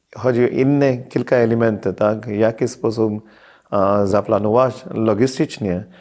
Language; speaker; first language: Polish; non-native, fluent; Hindi